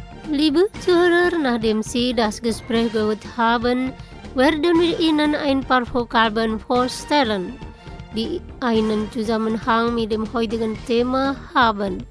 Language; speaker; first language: German; non-native, learner; Indonesian